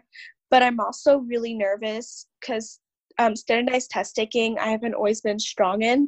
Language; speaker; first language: English; native; English